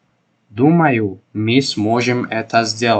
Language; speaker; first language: Russian; non-native, local second language; Tajik